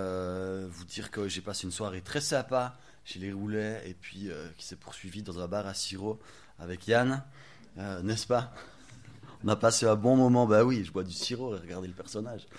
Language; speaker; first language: French; native; French